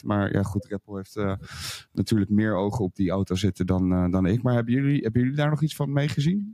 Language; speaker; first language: Dutch; native; Dutch